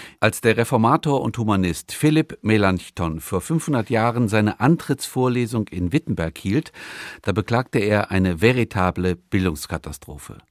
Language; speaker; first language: German; native; German